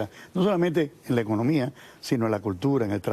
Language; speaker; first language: Spanish; native; Spanish